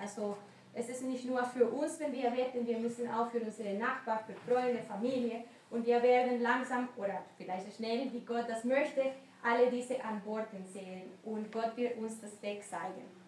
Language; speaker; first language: German; non-native, learner; Spanish